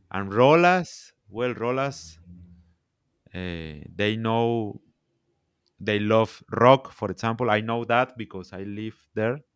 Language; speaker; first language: English; non-native, learner; Spanish